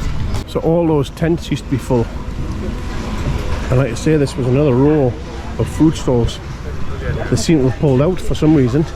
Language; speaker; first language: English; native; English